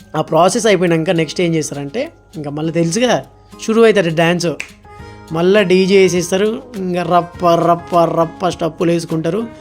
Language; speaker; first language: Telugu; non-native, local second language; Lambadi